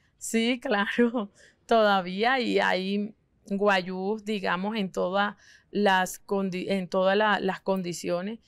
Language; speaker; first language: Spanish; non-native, local second language; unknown